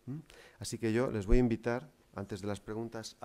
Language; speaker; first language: Spanish; native; Spanish